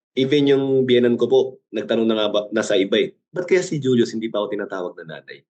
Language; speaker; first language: Filipino; early bilingual, other home language; Korean